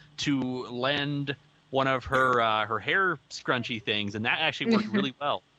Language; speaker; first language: English; native; English